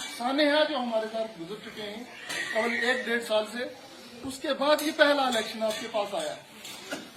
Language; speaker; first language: Urdu; non-native, local second language; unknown